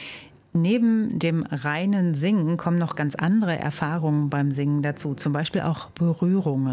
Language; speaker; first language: German; native; German